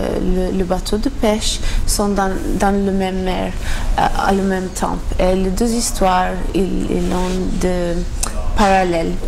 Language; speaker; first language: French; non-native, learner; Maltese